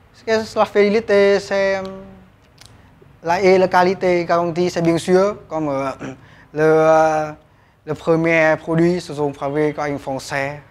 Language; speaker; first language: French; non-native, learner; Vietnamese